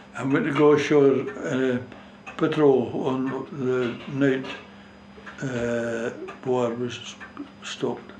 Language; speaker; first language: English; native; English